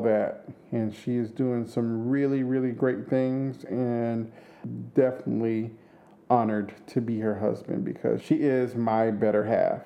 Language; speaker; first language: English; native; English